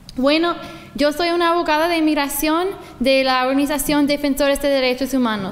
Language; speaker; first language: Spanish; non-native, fluent; English